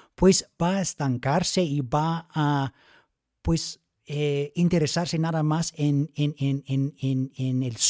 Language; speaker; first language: Spanish; non-native, fluent; English